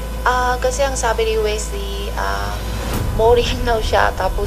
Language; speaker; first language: Filipino; non-native, local second language; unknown